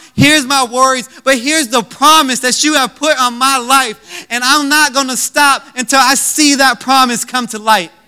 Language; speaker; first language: English; native; English